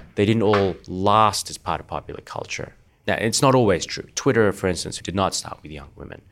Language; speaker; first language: English; native; English